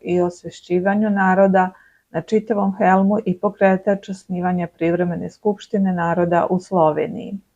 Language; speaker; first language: Serbian; native; Serbian